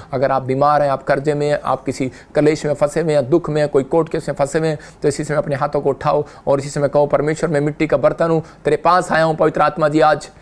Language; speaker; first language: Hindi; native; Hindi